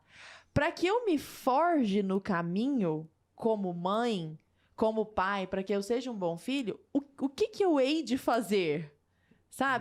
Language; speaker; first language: Portuguese; native; Portuguese